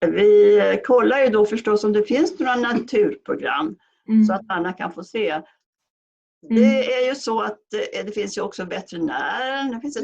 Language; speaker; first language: Swedish; native; Swedish